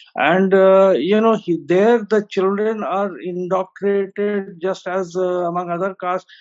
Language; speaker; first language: English; non-native, local second language; Hindi